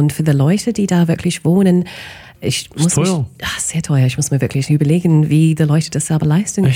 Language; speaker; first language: German; non-native, fluent; English